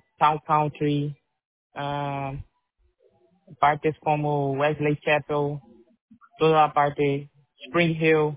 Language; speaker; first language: Spanish; non-native, learner; Portuguese